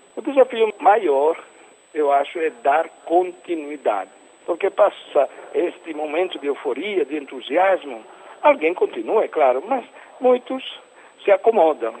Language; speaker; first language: Portuguese; non-native, fluent; Italian